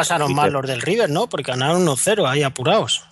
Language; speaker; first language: Spanish; native; Spanish